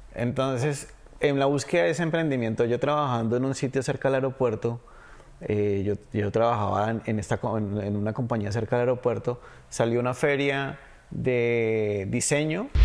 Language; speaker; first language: Spanish; native; Spanish